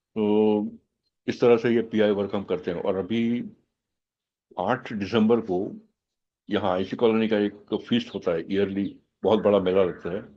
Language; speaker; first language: Hindi; non-native, local second language; Gujarati